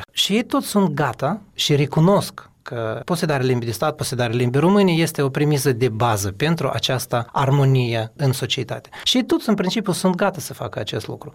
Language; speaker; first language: Romanian; non-native, local second language; Russian